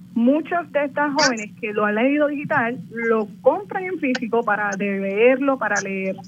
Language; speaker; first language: Spanish; native; Spanish